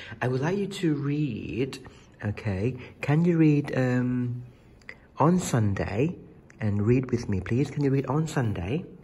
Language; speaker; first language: English; non-native, fluent; Thai